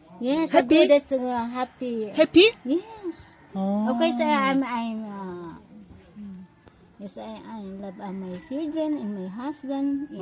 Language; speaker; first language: English; non-native, learner; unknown